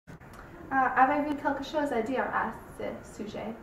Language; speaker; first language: French; non-native, learner; English